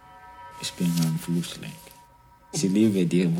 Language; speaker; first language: German; non-native, learner; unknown